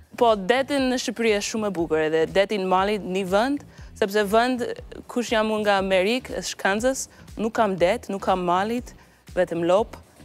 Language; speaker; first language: Albanian; non-native, learner; English